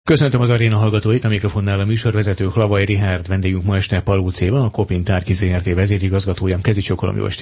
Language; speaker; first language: Hungarian; native; Hungarian